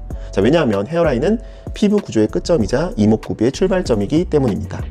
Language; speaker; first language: Korean; native; Korean